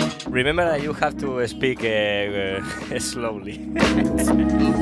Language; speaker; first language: English; non-native, learner; Spanish